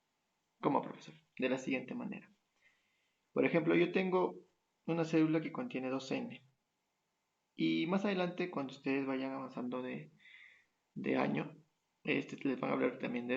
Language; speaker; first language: Spanish; native; Spanish